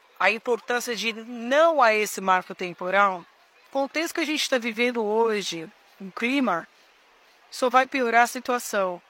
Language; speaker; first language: Portuguese; native; Portuguese